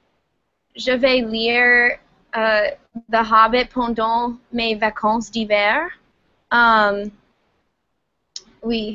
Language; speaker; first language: French; non-native, learner; English